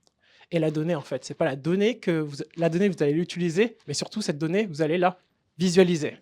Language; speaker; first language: French; native; French